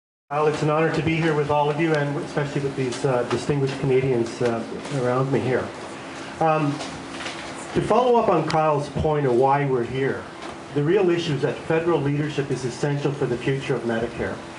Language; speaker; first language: English; native; English